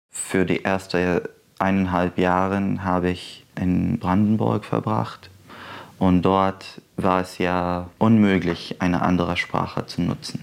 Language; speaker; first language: German; non-native, fluent; Arabic